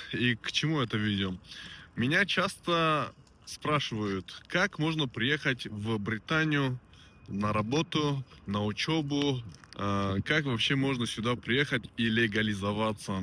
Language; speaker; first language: Russian; non-native, local second language; Tajik